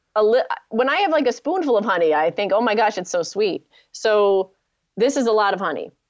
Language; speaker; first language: English; native; English